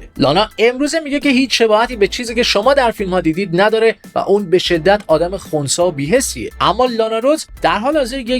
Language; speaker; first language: Persian; native; Persian